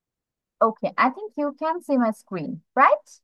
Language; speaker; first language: English; non-native, fluent; Bangla